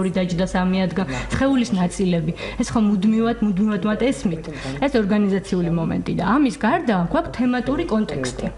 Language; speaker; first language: Georgian; native; Georgian